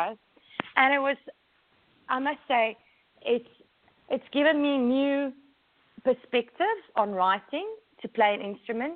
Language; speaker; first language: English; native; English